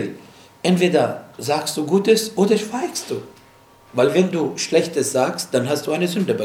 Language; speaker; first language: German; non-native, fluent; Arabic